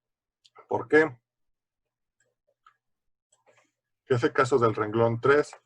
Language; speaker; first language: Spanish; native; Spanish